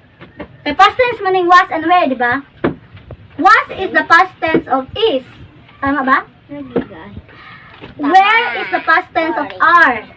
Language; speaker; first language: English; non-native, local second language; Cebuano